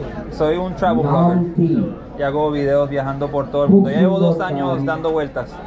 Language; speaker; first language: Spanish; early bilingual, heritage; Spanish